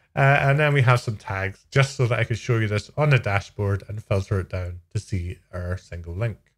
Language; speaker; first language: English; native; English